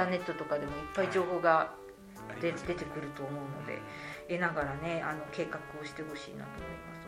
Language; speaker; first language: Japanese; native; Japanese